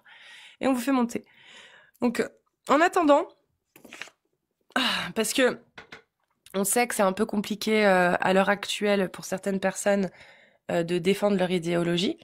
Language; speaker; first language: French; native; French